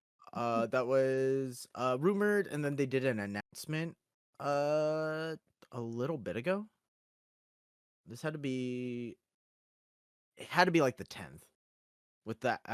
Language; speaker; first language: English; native; English